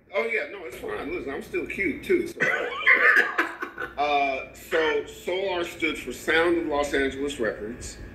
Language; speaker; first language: English; native; English